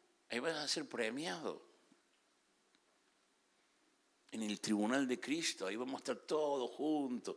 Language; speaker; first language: Spanish; native; Spanish